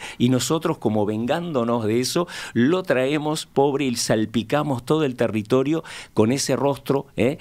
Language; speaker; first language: Spanish; native; Spanish